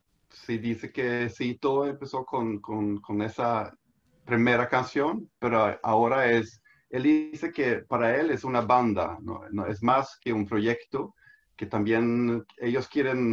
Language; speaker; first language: Spanish; non-native, fluent; Swedish